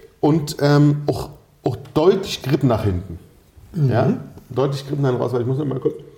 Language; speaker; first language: German; native; German